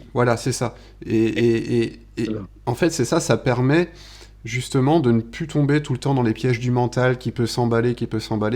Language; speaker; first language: French; native; French